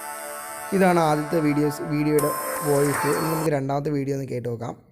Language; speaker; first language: Malayalam; native; Malayalam